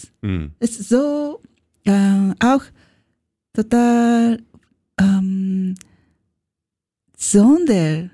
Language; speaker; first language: German; non-native, learner; Japanese